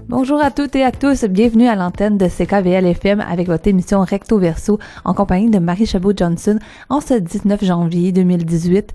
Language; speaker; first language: French; native; French